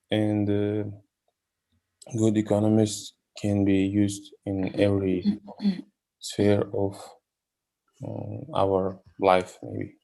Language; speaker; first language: English; non-native, learner; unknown